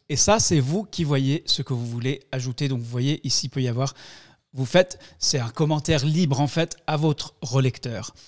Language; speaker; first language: French; native; French